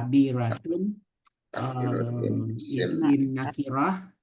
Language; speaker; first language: Arabic; non-native, learner; Indonesian